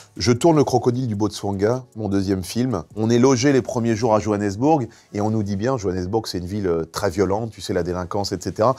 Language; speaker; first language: French; native; French